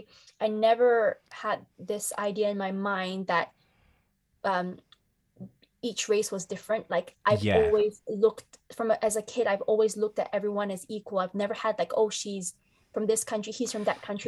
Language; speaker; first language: English; native; English